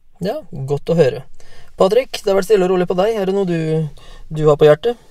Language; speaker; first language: Norwegian; native; Norwegian